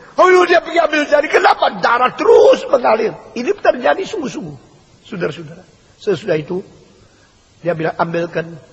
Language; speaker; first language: Indonesian; early bilingual, other home language; Min Nan Chinese